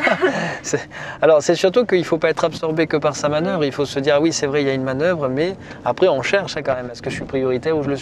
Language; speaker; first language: French; native; French